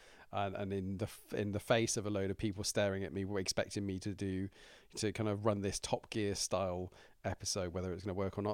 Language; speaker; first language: English; native; English